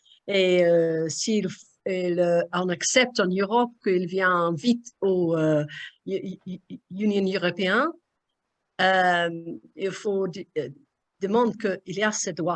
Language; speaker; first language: French; non-native, learner; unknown